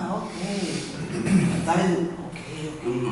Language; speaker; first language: English; non-native, learner; Haitian Creole